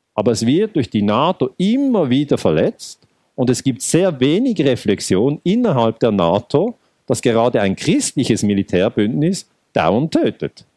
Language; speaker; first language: German; native; German